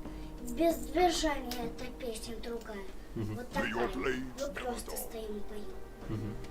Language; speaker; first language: Russian; early bilingual, other home language; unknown